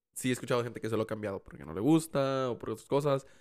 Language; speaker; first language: Spanish; early bilingual, heritage; Spanish